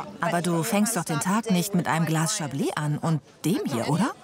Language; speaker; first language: German; native; German